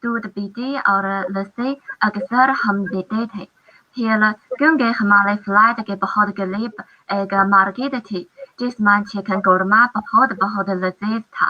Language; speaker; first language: Hindi; non-native, fluent; Chinese